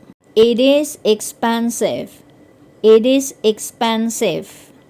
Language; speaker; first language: English; non-native, fluent; Indonesian